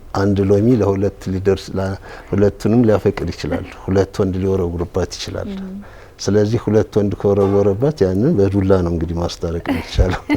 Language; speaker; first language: Amharic; native; Amharic